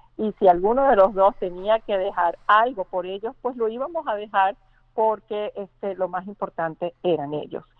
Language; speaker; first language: Spanish; native; Spanish